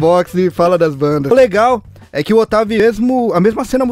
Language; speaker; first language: Portuguese; native; Portuguese